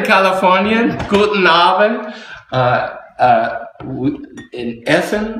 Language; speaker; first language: German; non-native, learner; English